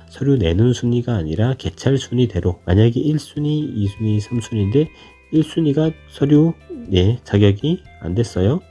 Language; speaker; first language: Korean; native; Korean